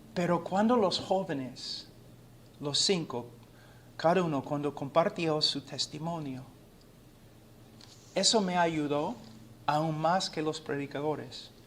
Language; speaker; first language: Spanish; non-native, fluent; English